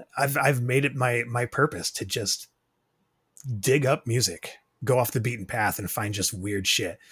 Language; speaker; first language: English; native; English